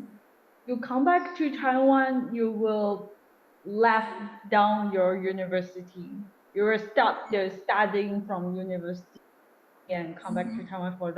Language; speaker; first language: English; non-native, learner; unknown